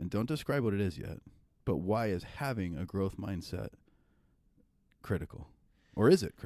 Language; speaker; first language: English; native; English